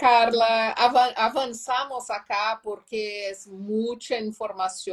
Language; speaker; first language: Spanish; non-native, learner; Portuguese